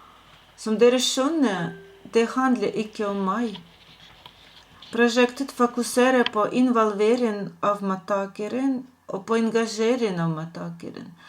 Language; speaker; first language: Norwegian; non-native, fluent; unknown